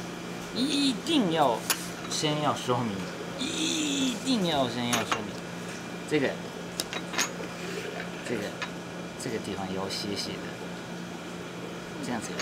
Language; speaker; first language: Chinese; non-native, learner; Japanese